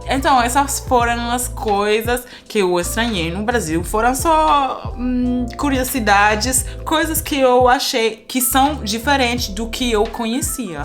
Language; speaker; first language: Portuguese; non-native, fluent; Spanish